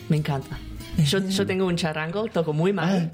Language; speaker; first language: Spanish; non-native, learner; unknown